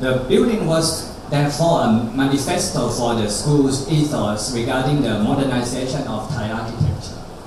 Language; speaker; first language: English; non-native, fluent; Thai